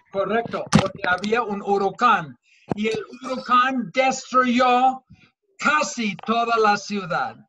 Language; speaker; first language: Spanish; non-native, fluent; English